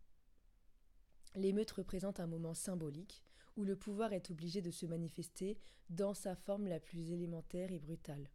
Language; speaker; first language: French; native; French